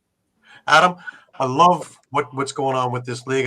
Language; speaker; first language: English; native; English